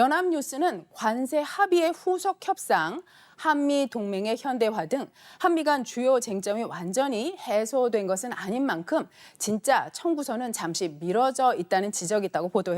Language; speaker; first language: Korean; native; Korean